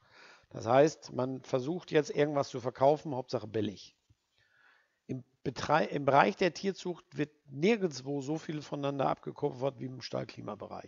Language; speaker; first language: German; native; German